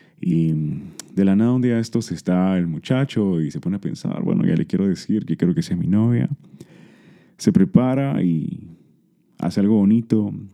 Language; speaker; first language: Spanish; early bilingual, heritage; Spanish